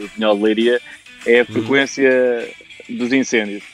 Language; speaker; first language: Portuguese; native; Portuguese